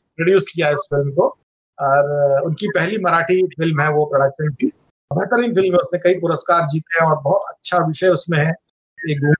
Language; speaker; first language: Hindi; non-native, local second language; Marathi